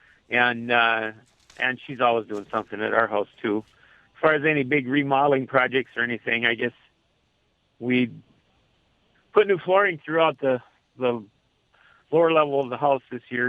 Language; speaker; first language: English; native; English